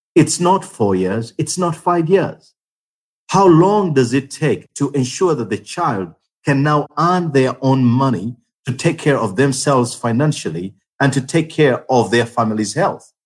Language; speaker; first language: English; non-native, local second language; Ganda